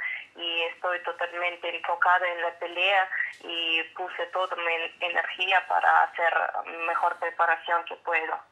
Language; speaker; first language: Spanish; non-native, fluent; Russian